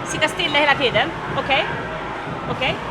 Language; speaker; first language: Swedish; native; Swedish